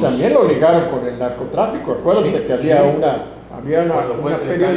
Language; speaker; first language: Spanish; native; Spanish